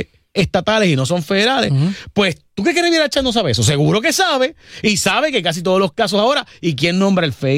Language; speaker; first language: Spanish; native; Spanish